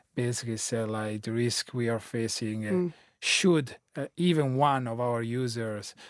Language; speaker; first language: English; non-native, fluent; Italian